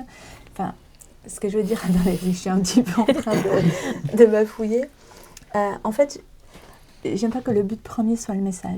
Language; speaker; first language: French; native; French